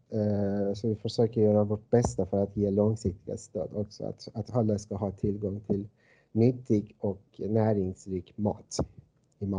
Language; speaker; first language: Swedish; non-native, fluent; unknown